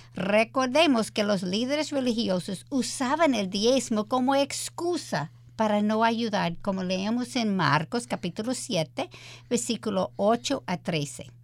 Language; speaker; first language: Spanish; early bilingual, heritage; English